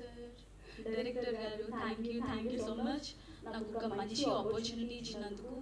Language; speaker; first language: Telugu; non-native, learner; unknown